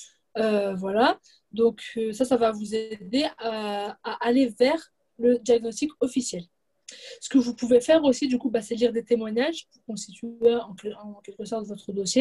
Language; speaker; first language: French; native; French